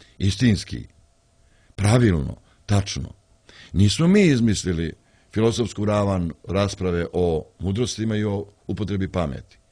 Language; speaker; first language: Serbian; native; Serbian